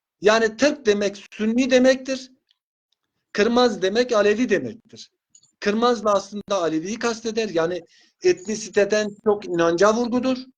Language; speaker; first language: Turkish; non-native, local second language; Zaza